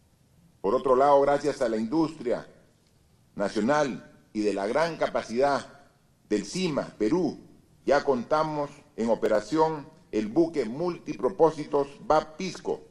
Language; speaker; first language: Spanish; native; Spanish